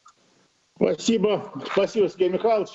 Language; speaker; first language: Russian; native; Russian